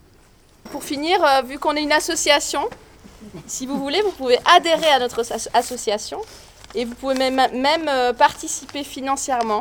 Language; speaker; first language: French; native; French